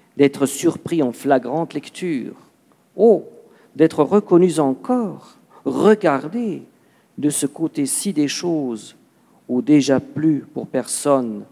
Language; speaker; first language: Spanish; non-native, fluent; Swiss German